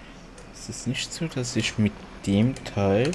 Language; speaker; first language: German; non-native, local second language; Luxembourgish